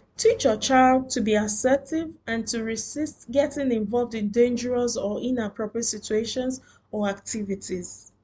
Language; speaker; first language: English; non-native, local second language; Yoruba